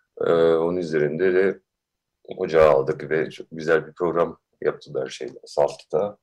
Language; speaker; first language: Turkish; early bilingual, heritage; Turkish